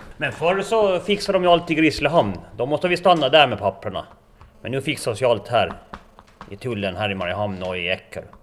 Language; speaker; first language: Swedish; native; Swedish